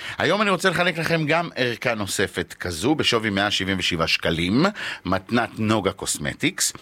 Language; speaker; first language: Hebrew; native; Hebrew